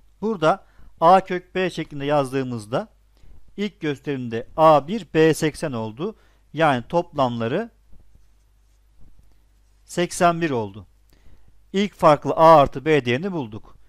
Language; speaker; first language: Turkish; native; Turkish